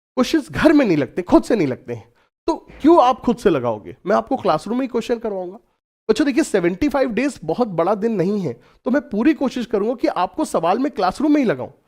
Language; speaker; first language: Hindi; native; Hindi